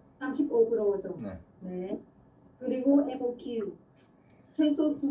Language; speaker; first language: Korean; non-native, fluent; Vietnamese